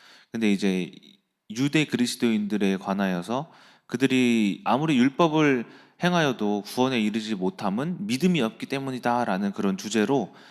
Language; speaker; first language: Korean; native; Korean